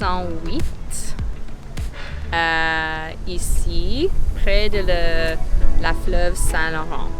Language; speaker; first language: French; non-native, local second language; English